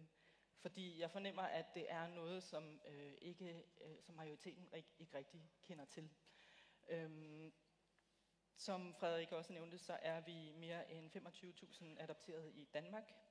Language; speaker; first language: Danish; native; Danish